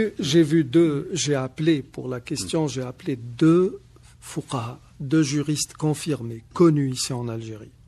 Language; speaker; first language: French; non-native, local second language; Arabic